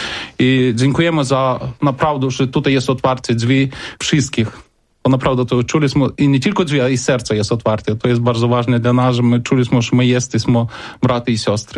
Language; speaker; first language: Polish; non-native, learner; Ukrainian